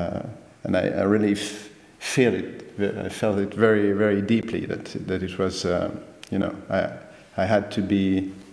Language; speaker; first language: English; non-native, fluent; French